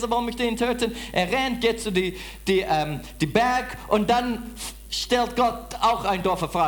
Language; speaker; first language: German; non-native, fluent; English